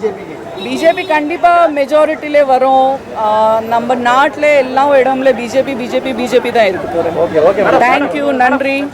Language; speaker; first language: Tamil; non-native, local second language; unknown